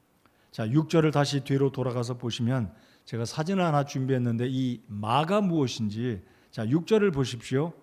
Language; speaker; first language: Korean; native; Korean